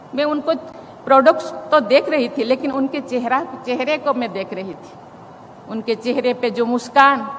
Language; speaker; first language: Hindi; non-native, local second language; Santali